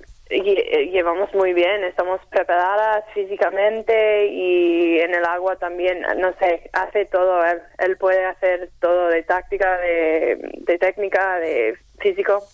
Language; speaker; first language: Spanish; non-native, fluent; English